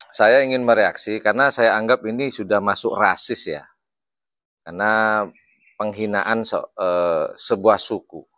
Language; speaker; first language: Indonesian; non-native, local second language; Madurese